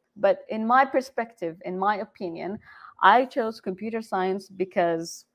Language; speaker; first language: English; non-native, fluent; Arabic